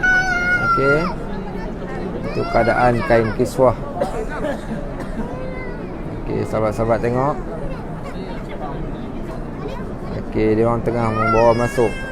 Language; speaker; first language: Malay; native; Malay